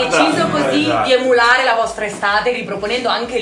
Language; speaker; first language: Italian; native; Italian